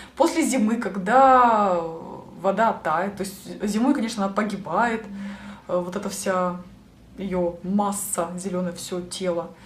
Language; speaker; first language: Russian; native; Russian